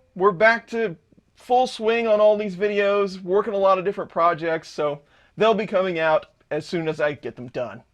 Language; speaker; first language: English; native; English